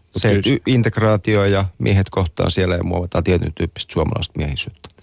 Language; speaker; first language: Finnish; native; Finnish